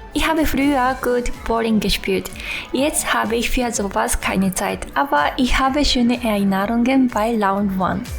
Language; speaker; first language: German; non-native, fluent; Japanese